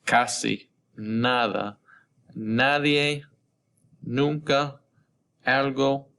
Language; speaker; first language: Spanish; non-native, fluent; English